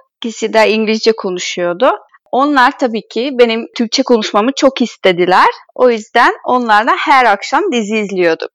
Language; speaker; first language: Turkish; non-native, fluent; Hungarian